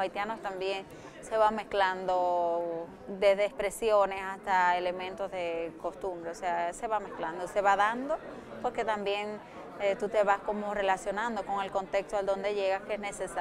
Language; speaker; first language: Spanish; native; Spanish